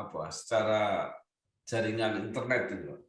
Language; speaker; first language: Indonesian; native; Indonesian